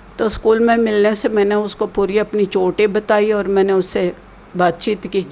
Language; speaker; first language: Hindi; native; Hindi